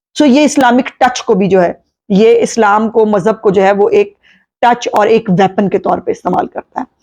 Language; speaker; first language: Urdu; non-native, local second language; Punjabi